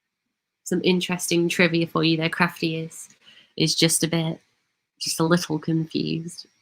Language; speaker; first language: English; native; English